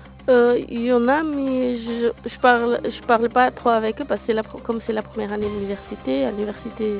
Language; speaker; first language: French; non-native, local second language; Portuguese